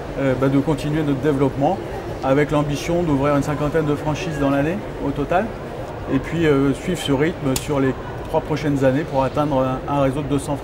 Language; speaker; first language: French; native; French